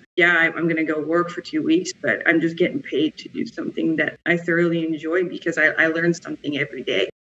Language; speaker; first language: English; native; English